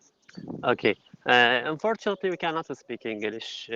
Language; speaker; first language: English; non-native, learner; Arabic